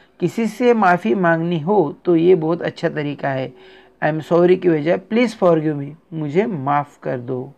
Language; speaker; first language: Hindi; non-native, local second language; Marathi